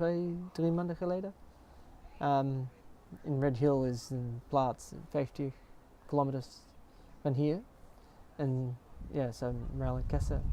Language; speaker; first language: Dutch; early bilingual, heritage; English